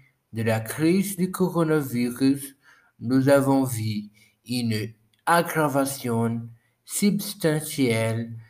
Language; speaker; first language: French; non-native, learner; Portuguese